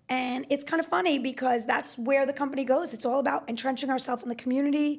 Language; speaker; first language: English; native; English